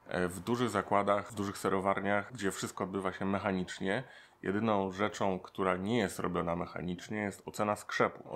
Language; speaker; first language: Polish; native; Polish